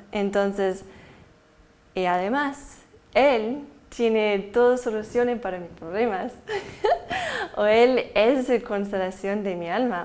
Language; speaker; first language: Spanish; non-native, fluent; English